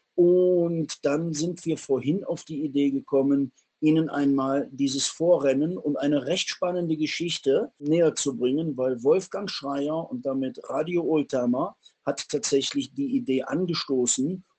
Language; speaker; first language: German; native; German